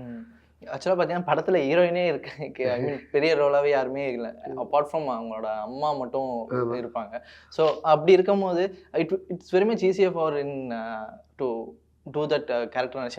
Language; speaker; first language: Tamil; native; Tamil